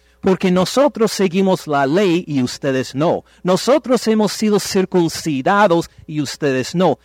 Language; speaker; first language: Spanish; non-native, fluent; English